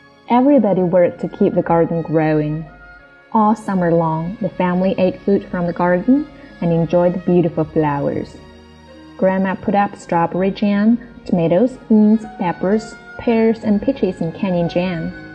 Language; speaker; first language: English; non-native, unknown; Chinese